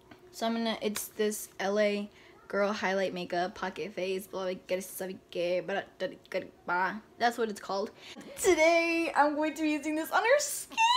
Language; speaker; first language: English; early bilingual, other home language; Spanish